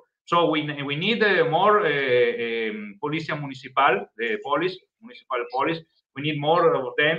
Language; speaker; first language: English; non-native, learner; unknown